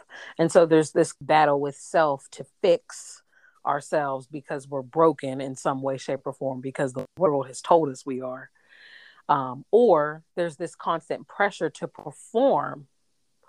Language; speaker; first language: English; native; English